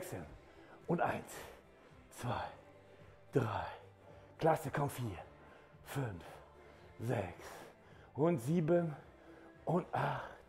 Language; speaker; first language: German; native; German